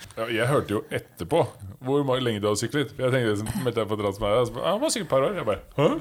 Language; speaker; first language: Norwegian; native; Norwegian